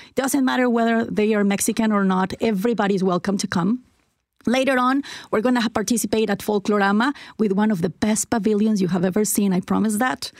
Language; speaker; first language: English; non-native, fluent; Spanish